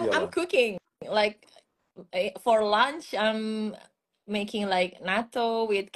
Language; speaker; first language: English; non-native, learner; Indonesian